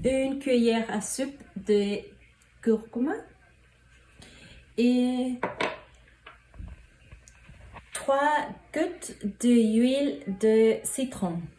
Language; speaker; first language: French; non-native, learner; Spanish